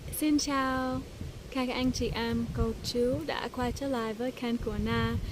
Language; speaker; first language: Vietnamese; early bilingual, heritage; English